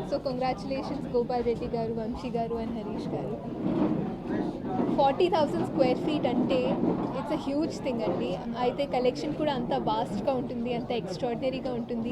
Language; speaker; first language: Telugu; non-native, fluent; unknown